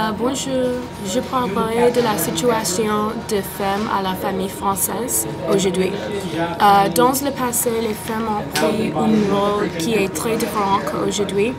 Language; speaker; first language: French; non-native, learner; English